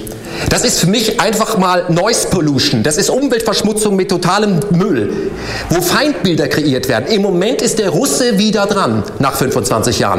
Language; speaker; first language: German; native; German